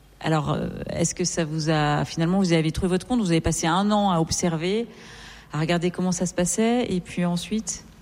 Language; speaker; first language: French; native; French